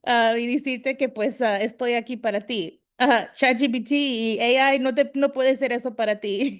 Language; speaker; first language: Spanish; early bilingual, heritage; Spanish